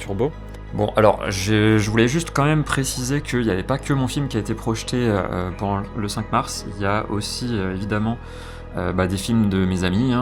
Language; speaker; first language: French; native; French